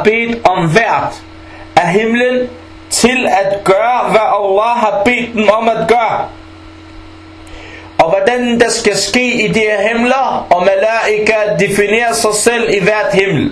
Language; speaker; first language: Danish; non-native, fluent; Arabic